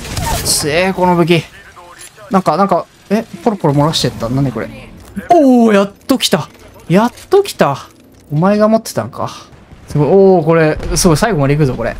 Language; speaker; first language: Japanese; native; Japanese